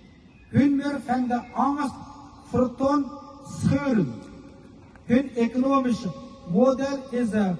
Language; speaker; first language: Dutch; non-native, fluent; Uyghur